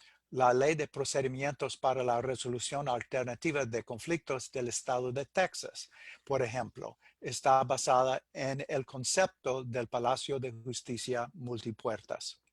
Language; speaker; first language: Spanish; non-native, fluent; English